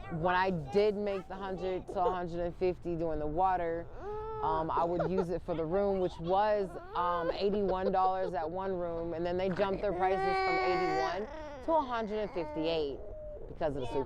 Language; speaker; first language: English; native; English